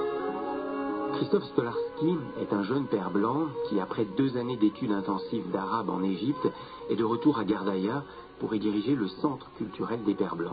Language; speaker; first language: French; native; French